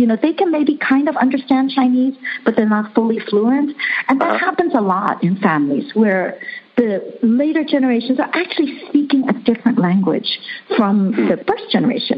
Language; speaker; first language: English; early bilingual, other home language; Chinese